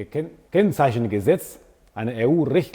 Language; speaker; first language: German; non-native, fluent; Italian